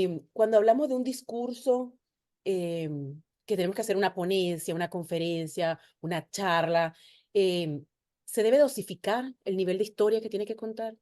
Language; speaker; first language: Spanish; native; Spanish